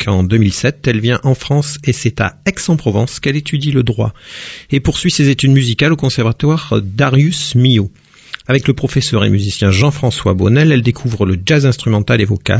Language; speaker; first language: French; native; French